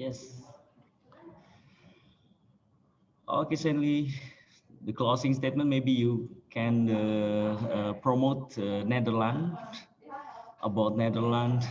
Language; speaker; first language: English; non-native, learner; Indonesian